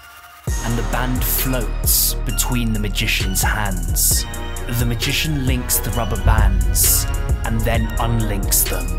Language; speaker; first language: English; native; English